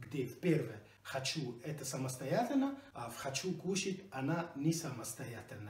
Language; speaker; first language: Russian; non-native, fluent; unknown